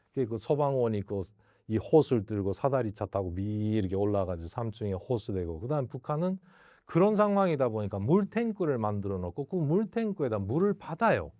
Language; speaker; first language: Korean; native; Korean